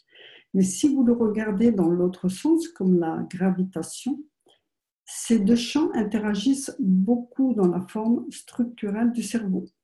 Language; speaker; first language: French; native; French